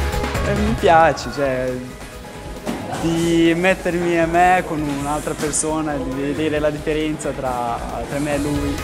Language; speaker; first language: Italian; early bilingual, other home language; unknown